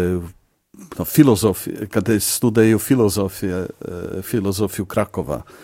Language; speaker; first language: Latvian; non-native, fluent; Polish